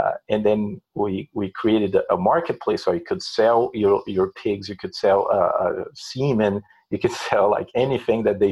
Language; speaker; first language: English; non-native, fluent; Portuguese